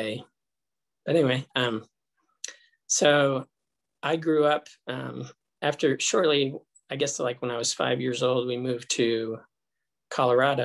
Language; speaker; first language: English; native; English